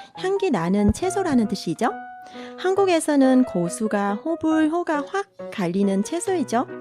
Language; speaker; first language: Korean; non-native, fluent; Vietnamese